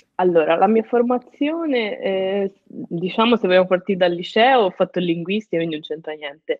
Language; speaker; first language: Italian; native; Italian